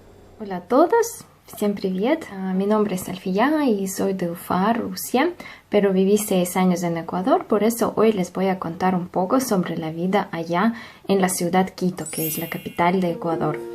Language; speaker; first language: Spanish; non-native, fluent; Russian